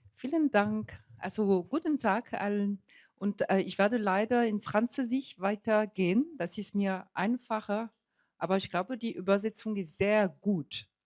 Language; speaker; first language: German; non-native, learner; French